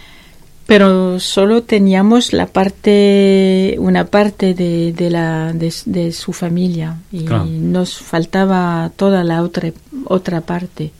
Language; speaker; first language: Spanish; non-native, learner; French